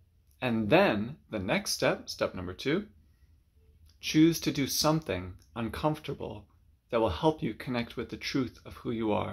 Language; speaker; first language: English; native; English